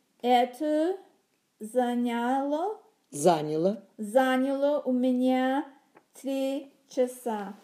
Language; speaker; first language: Russian; non-native, learner; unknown